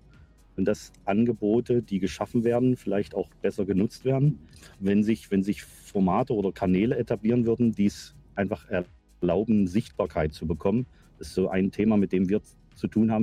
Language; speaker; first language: German; native; German